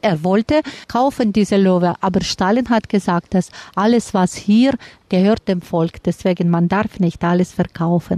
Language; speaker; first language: German; non-native, learner; Russian